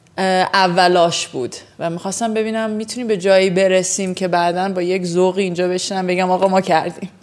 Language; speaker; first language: Persian; early bilingual, heritage; Persian